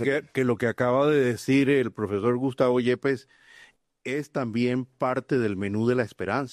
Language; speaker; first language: Spanish; native; Spanish